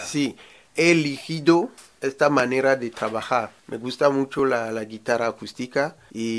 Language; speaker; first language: Spanish; non-native, learner; Ewe